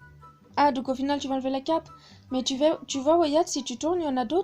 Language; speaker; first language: French; native; French